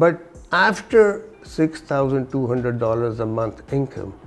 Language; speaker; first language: English; non-native, local second language; Urdu